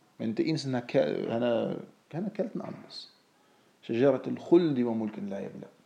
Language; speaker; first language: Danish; non-native, fluent; Arabic